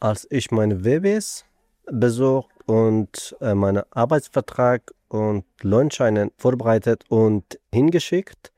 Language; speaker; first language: German; non-native, learner; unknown